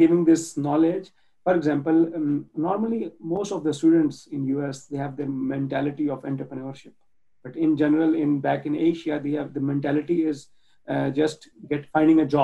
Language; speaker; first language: English; non-native, local second language; Urdu